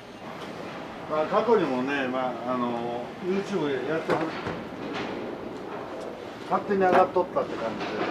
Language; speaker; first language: Japanese; native; Japanese